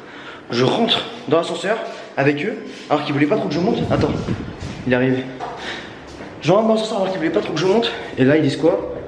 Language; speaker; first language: French; native; French